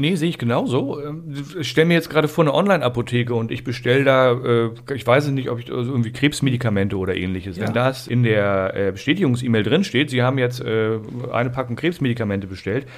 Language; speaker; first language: German; native; German